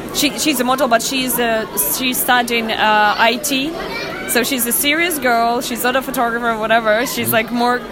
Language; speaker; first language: English; non-native, fluent; Russian